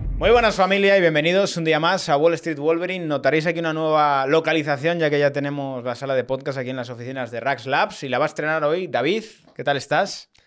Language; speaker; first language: Spanish; native; Spanish